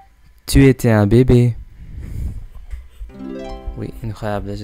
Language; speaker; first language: French; non-native, learner; English